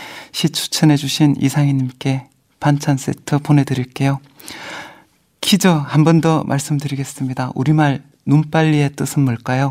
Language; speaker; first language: Korean; native; Korean